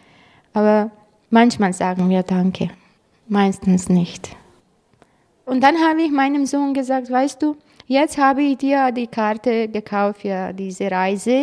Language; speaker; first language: German; non-native, fluent; Croatian